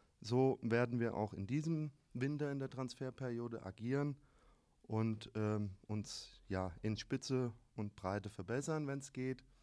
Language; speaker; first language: German; native; German